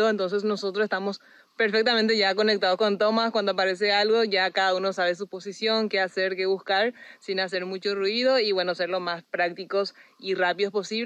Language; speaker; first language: Spanish; native; Spanish